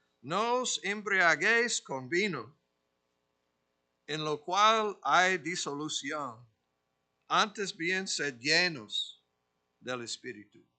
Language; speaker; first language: Spanish; non-native, fluent; English